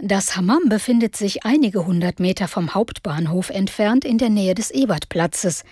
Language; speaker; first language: German; native; German